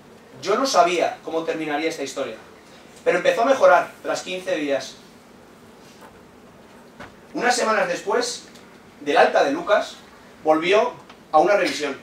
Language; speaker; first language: Spanish; native; Spanish